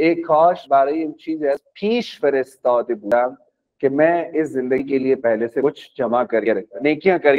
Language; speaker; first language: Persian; non-native, fluent; Urdu